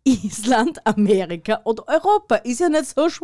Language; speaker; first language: German; native; German